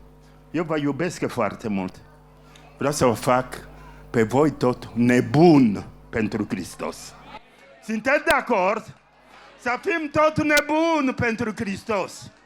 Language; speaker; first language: Romanian; non-native, fluent; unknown